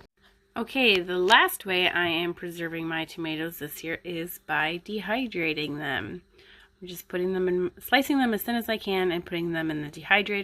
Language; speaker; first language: English; native; English